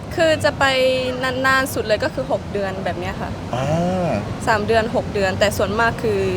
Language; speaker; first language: Thai; native; Thai